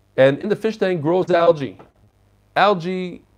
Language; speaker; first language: English; non-native, fluent; Hebrew